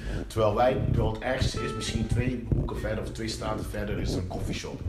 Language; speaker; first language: Dutch; non-native, local second language; Papiamento